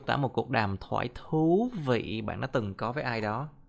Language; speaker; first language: Vietnamese; native; Vietnamese